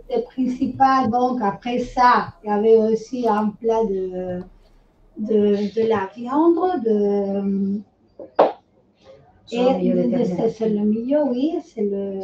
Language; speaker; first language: French; non-native, fluent; Spanish